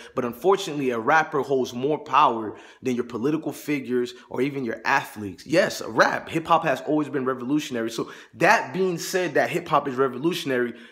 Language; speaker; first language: English; native; English